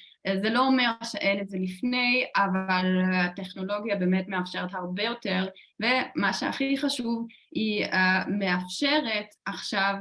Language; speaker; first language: Hebrew; non-native, fluent; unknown